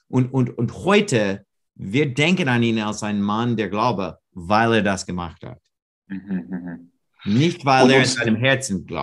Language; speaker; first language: German; non-native, learner; English